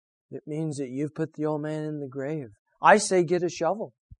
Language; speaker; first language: English; native; English